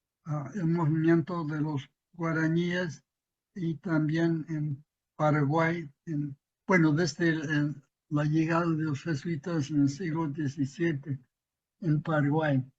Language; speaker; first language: Spanish; non-native, fluent; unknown